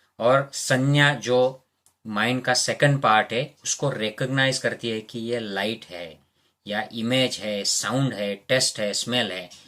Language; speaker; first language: Hindi; non-native, local second language; Marathi